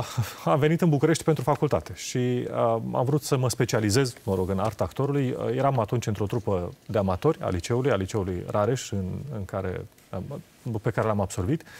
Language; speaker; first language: Romanian; native; Romanian